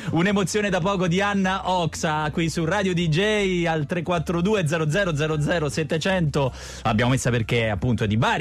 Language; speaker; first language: Italian; native; Italian